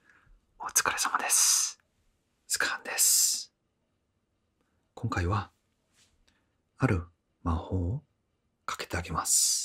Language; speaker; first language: Japanese; non-native, fluent; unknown